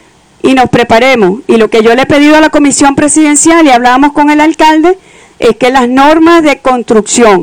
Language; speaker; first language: Spanish; native; Spanish